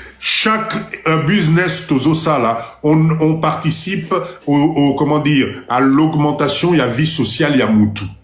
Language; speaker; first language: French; non-native, local second language; Lingala